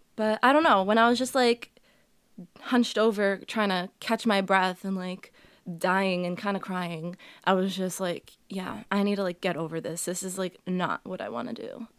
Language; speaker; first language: English; early bilingual, other home language; Portuguese